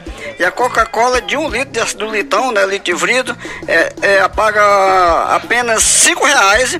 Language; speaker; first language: Portuguese; native; Portuguese